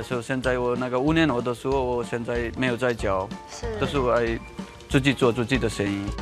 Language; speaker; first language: Chinese; non-native, learner; Nepali